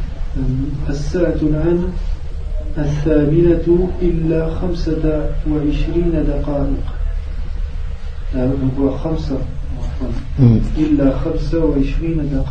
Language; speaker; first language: Arabic; non-native, learner; French